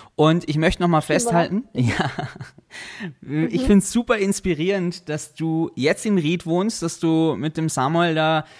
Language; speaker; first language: German; native; German